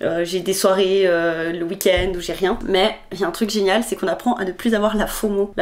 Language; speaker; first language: French; native; French